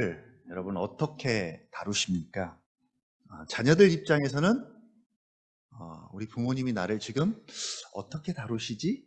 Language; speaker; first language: Korean; native; Korean